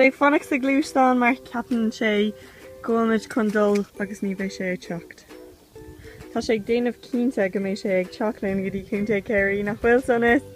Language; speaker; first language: Irish; non-native, local second language; English